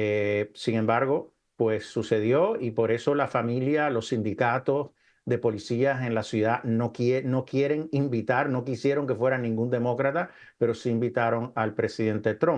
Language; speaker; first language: Spanish; native; Spanish